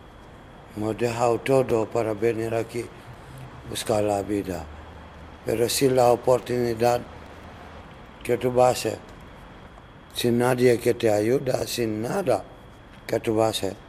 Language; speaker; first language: Spanish; non-native, learner; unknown